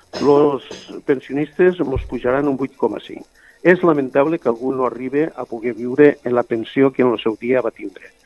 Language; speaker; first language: Catalan; native; Catalan